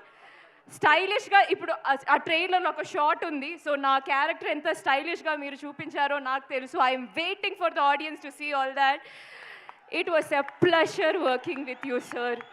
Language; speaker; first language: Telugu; non-native, fluent; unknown